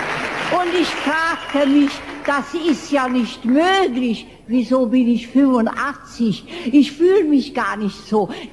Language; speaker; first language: German; non-native, fluent; Hungarian